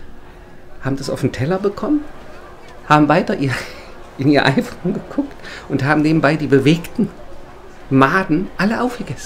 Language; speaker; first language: German; native; German